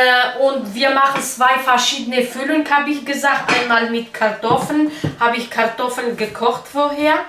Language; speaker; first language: German; non-native, learner; Kurdish